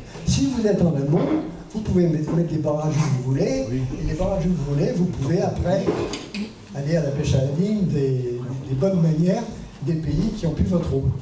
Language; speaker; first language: French; native; French